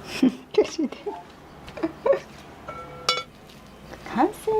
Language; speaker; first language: Japanese; native; Japanese